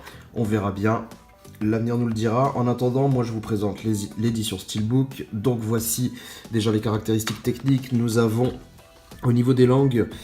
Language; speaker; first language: French; native; French